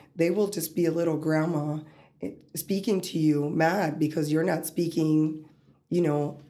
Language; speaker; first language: English; early bilingual, other home language; Spanish